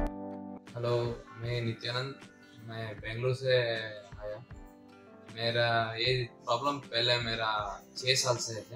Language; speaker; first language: Hindi; non-native, local second language; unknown